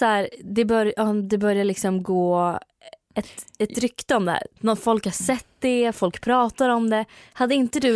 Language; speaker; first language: Swedish; native; Swedish